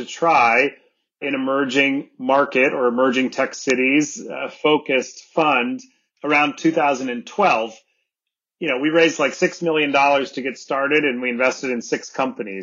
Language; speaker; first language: English; native; English